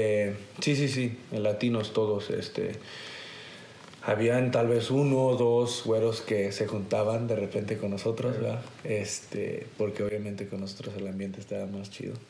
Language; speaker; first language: Spanish; early bilingual, heritage; Spanish